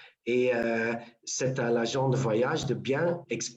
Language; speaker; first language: French; non-native, local second language; Dutch